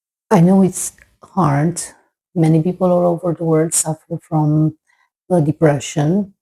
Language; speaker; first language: English; non-native, fluent; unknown